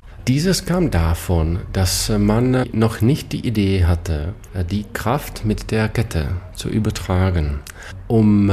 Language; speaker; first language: German; non-native, fluent; Czech